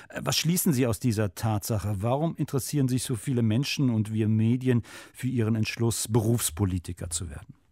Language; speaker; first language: German; native; German